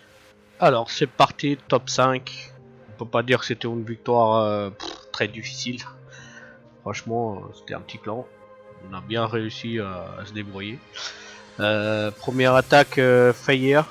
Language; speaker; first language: French; native; French